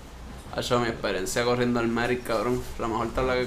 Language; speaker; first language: Spanish; native; Spanish